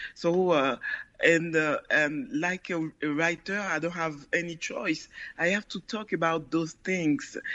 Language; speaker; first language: English; non-native, learner; Haitian Creole